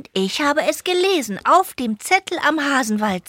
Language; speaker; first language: German; native; German